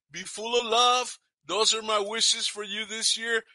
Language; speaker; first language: English; early bilingual, other home language; Spanish